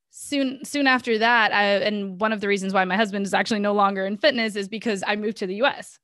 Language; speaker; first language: English; native; English